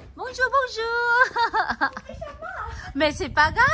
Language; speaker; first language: French; non-native, learner; Vietnamese